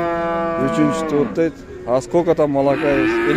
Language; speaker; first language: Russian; non-native, local second language; Kyrgyz